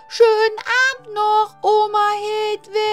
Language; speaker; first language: German; native; German